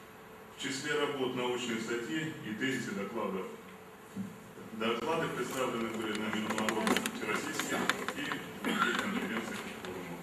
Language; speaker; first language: Russian; native; Russian